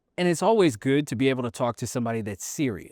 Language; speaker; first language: English; native; English